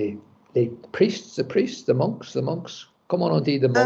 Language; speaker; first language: French; non-native, learner; English